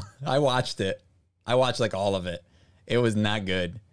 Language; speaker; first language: English; non-native, fluent; Portuguese